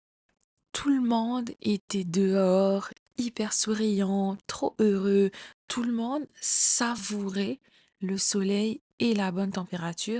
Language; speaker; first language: French; native; French